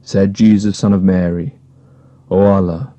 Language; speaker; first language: English; native; English